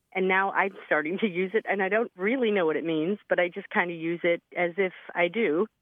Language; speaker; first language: English; native; English